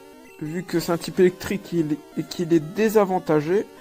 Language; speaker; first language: French; native; French